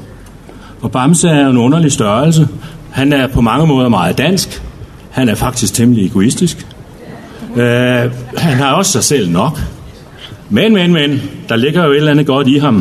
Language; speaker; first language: Danish; native; Danish